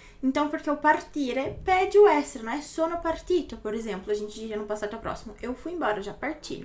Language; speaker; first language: Portuguese; native; Portuguese